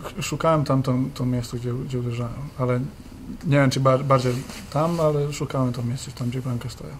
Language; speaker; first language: Polish; non-native, learner; Serbian